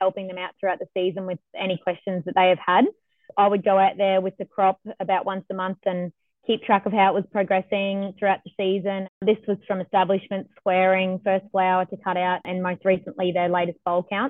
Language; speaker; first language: English; native; English